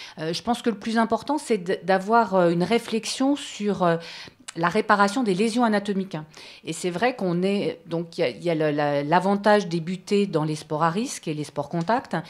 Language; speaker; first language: French; native; French